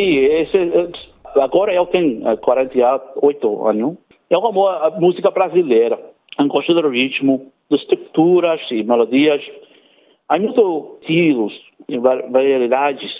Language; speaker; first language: Portuguese; non-native, learner; English